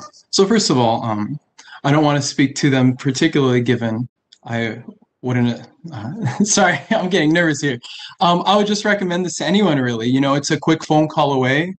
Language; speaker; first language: English; early bilingual, other home language; Spanish